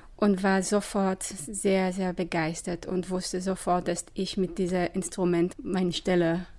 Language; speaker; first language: German; non-native, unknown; Hebrew